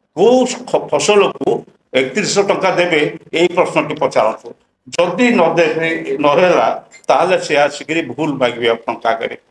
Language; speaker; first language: Odia; native; Odia